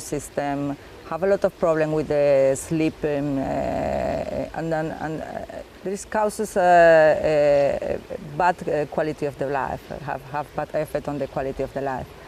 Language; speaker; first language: English; non-native, learner; Spanish